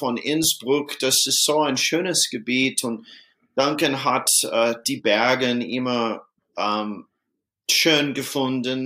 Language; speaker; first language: German; non-native, fluent; English